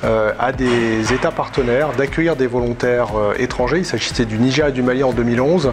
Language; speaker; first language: French; native; French